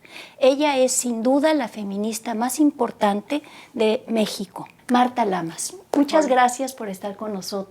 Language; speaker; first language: Spanish; native; Spanish